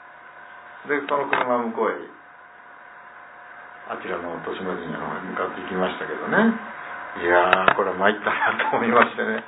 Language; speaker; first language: Japanese; native; Japanese